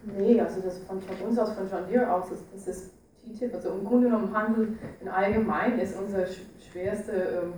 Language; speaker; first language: German; non-native, fluent; English